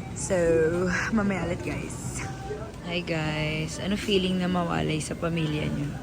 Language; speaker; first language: Filipino; native; Filipino